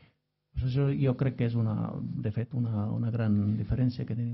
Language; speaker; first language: Catalan; non-native, fluent; Finnish